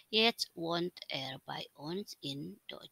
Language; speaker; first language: German; non-native, fluent; Indonesian